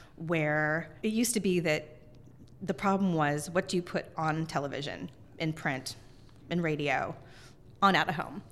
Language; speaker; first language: English; native; English